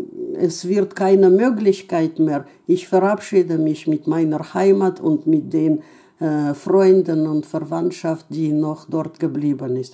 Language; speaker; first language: German; non-native, fluent; Russian